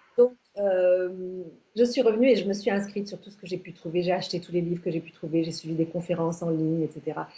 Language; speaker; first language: French; early bilingual, other home language; English